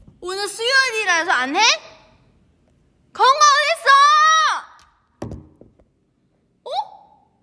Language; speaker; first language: Korean; non-native, fluent; Chinese